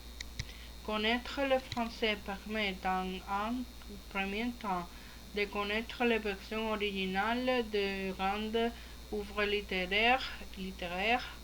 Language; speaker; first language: French; non-native, learner; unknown